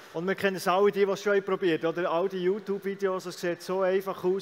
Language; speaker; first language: German; native; German